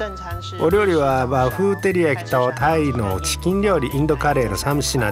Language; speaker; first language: Japanese; non-native, fluent; Chinese